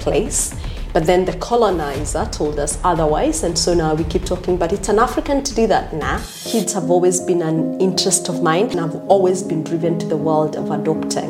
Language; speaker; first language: English; non-native, local second language; Kikuyu